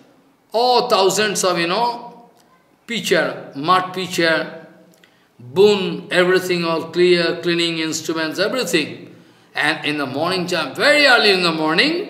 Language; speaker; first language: English; non-native, local second language; Bangla